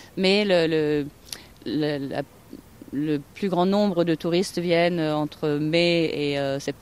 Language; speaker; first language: French; non-native, fluent; Norwegian